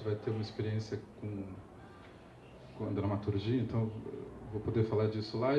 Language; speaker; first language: Portuguese; native; Portuguese